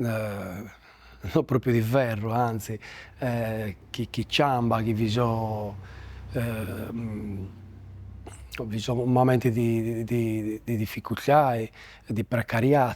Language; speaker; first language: Italian; native; Italian